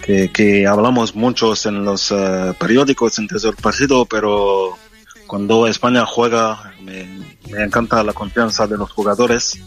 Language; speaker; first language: Spanish; non-native, fluent; French